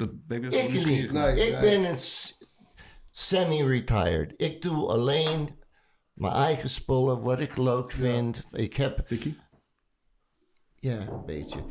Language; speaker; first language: Dutch; non-native, learner; English